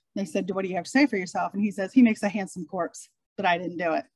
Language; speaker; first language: English; native; English